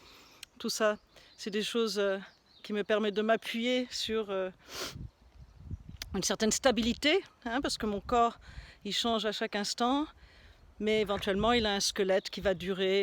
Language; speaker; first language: French; native; French